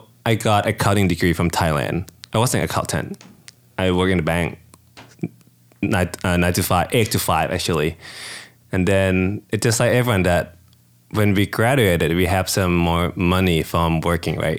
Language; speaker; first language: English; non-native, fluent; Thai